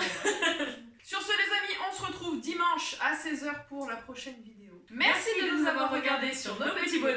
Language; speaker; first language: French; native; French